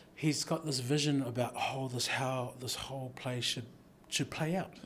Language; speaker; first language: English; native; English